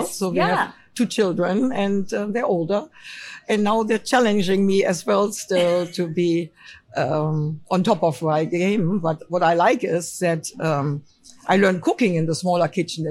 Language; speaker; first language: English; non-native, fluent; German